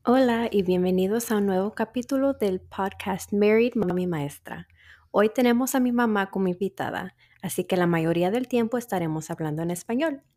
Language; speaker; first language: Spanish; early bilingual, other home language; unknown